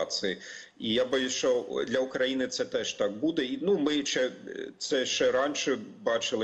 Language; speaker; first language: Ukrainian; non-native, fluent; German